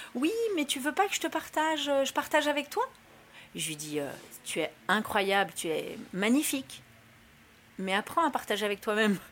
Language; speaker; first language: French; early bilingual, other home language; Spanish